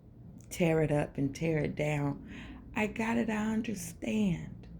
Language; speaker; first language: English; native; English